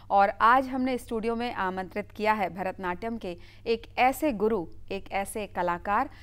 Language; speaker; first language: Hindi; native; Hindi